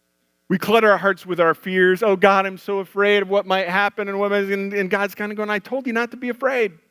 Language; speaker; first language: English; native; English